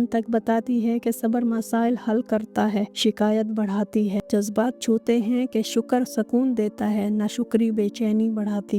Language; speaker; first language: Hindi; native; Hindi